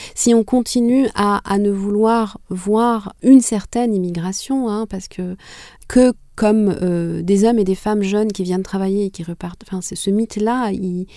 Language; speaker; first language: French; non-native, local second language; Kinyarwanda